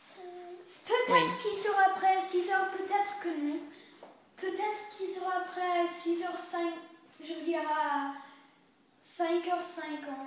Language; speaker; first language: French; early bilingual, other home language; English